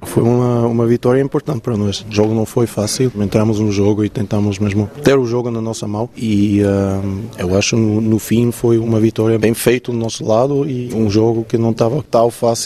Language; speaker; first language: Portuguese; non-native, fluent; Swiss German